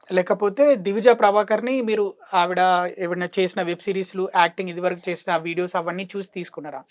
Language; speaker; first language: Telugu; native; Telugu